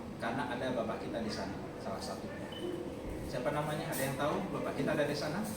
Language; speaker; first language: Indonesian; non-native, local second language; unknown